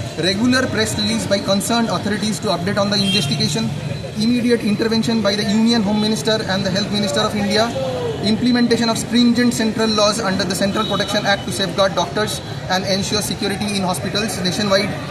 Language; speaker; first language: English; non-native, local second language; Bangla